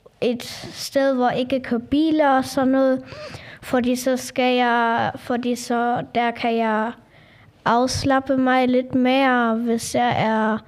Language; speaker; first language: Danish; non-native, local second language; German